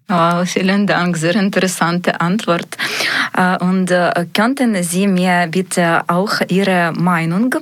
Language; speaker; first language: German; non-native, learner; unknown